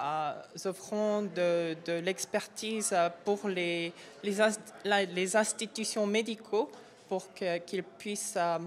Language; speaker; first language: French; non-native, fluent; Korean